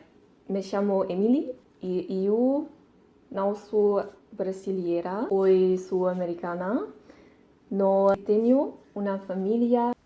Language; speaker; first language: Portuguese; non-native, learner; English